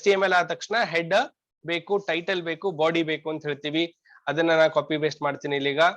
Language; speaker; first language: Kannada; native; Kannada